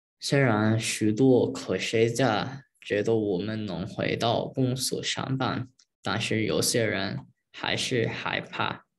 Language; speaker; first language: Chinese; early bilingual, heritage; Chinese